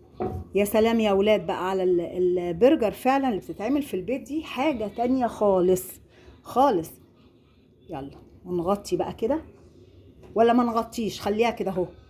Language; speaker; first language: Arabic; native; Arabic